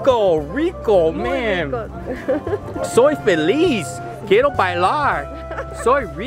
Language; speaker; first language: Spanish; non-native, learner; English